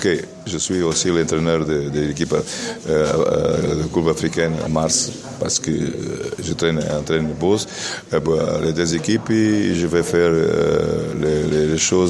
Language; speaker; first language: French; non-native, learner; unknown